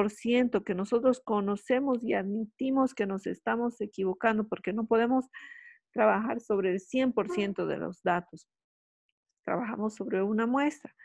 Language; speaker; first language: Spanish; native; Spanish